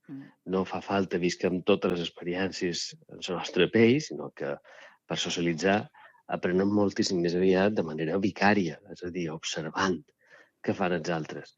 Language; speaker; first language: Catalan; native; Catalan